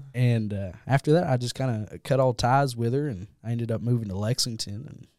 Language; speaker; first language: English; native; English